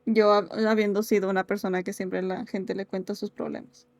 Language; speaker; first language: Spanish; early bilingual, heritage; Spanish